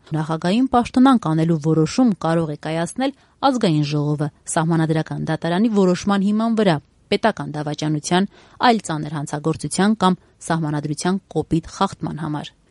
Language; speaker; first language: Armenian; native; Armenian